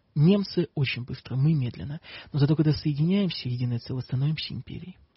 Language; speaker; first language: Russian; native; Russian